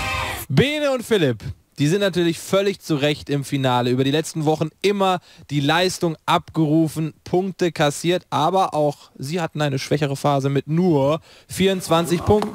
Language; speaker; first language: German; native; German